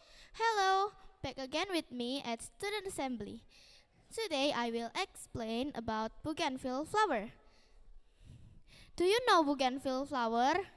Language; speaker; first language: English; non-native, learner; Indonesian